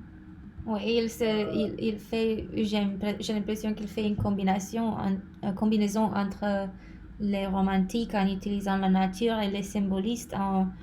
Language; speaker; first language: French; non-native, fluent; Romanian